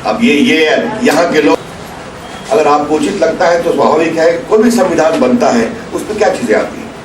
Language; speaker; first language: Hindi; native; Hindi